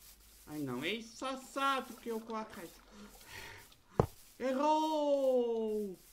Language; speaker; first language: Portuguese; native; Portuguese